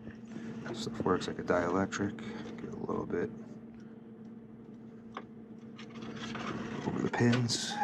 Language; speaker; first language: English; native; English